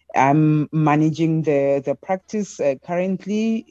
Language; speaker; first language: English; non-native, local second language; Southern Sotho